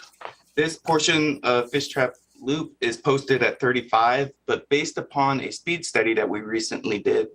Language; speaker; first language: English; native; English